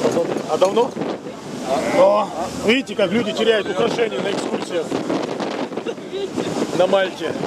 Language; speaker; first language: Russian; native; Russian